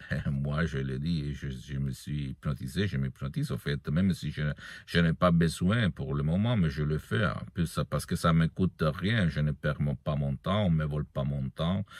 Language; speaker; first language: French; non-native, fluent; Italian